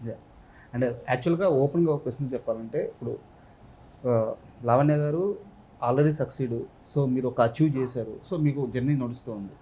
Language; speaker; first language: Telugu; native; Telugu